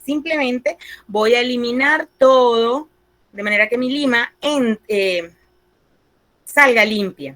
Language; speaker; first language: Spanish; native; Spanish